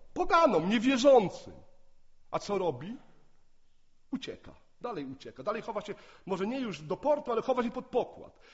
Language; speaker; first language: Polish; native; Polish